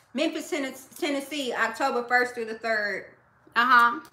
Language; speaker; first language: English; native; English